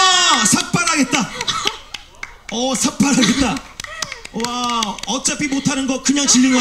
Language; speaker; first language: Korean; native; Korean